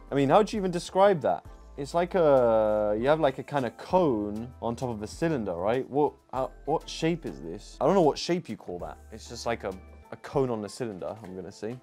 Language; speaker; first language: English; native; English